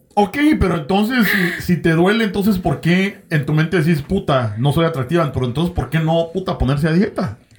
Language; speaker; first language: Spanish; native; Spanish